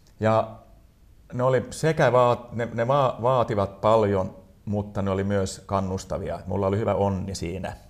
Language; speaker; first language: Finnish; non-native, local second language; Swedish